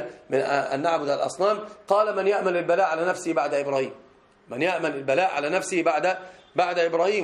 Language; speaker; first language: Arabic; native; Arabic